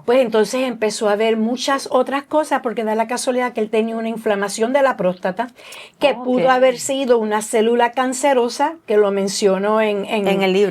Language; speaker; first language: Spanish; native; Spanish